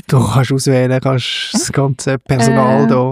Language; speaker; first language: German; native; German